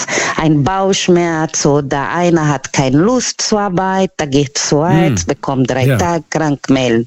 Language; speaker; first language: German; non-native, learner; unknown